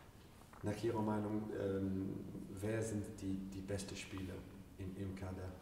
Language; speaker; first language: German; non-native, learner; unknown